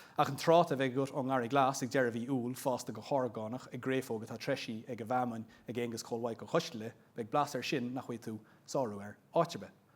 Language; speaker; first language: Irish; non-native, local second language; English